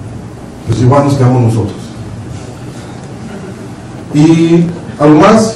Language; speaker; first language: Spanish; native; Spanish